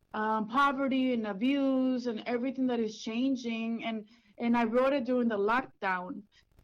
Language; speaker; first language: English; early bilingual, other home language; Spanish